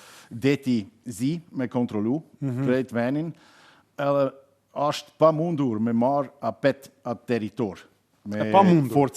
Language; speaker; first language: Albanian; non-native, learner; German